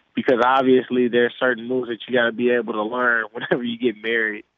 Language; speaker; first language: English; native; English